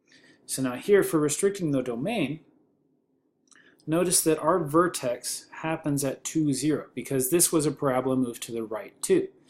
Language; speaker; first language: English; native; English